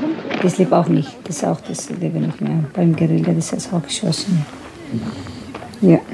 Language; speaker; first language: German; non-native, learner; Kurdish